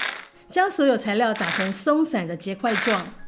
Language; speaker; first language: Chinese; native; Chinese